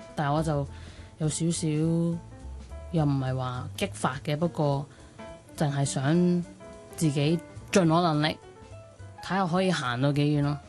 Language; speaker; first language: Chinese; non-native, local second language; Cantonese